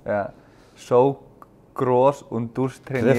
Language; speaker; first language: German; non-native, learner; Icelandic